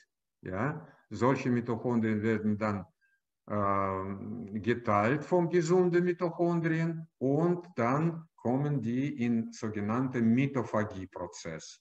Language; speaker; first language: German; non-native, fluent; Russian